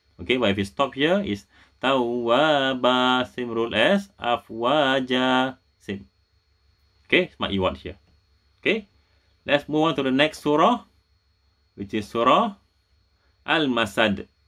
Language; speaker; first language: English; non-native, local second language; Malay